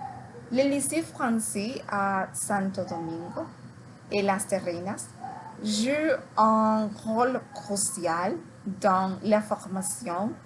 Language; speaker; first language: French; non-native, learner; Spanish